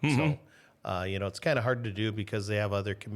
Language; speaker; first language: English; native; English